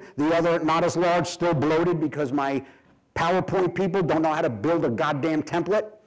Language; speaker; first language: English; native; English